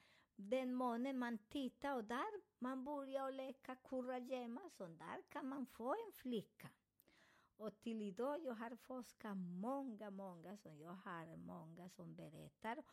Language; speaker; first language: Swedish; non-native, fluent; Spanish